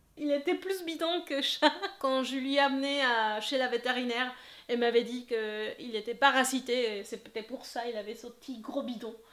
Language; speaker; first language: French; non-native, fluent; Spanish